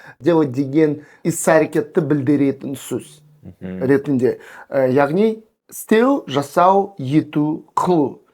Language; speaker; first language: Kazakh; non-native, local second language; Russian